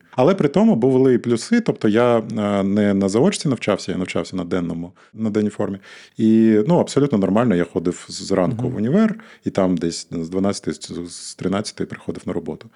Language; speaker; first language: Ukrainian; non-native, local second language; Russian